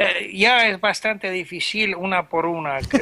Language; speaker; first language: Spanish; non-native, fluent; French